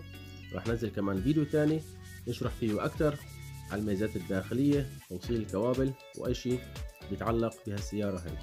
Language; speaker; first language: Arabic; native; Arabic